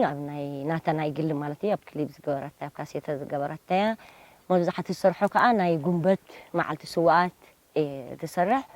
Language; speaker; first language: Tigrinya; non-native, local second language; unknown